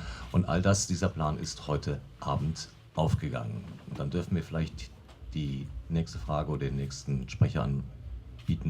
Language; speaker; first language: German; native; German